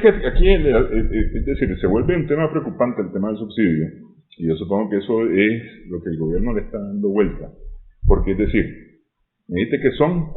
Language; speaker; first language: Spanish; native; Spanish